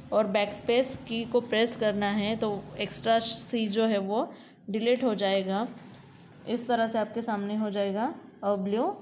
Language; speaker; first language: Hindi; non-native, local second language; Gujarati